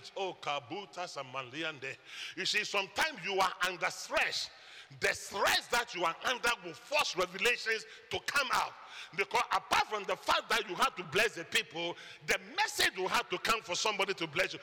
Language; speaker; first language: English; non-native, local second language; Akan